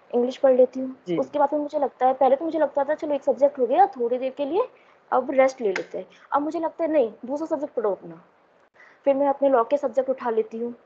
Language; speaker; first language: Hindi; native; Hindi